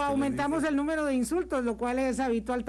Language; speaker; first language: Spanish; native; Spanish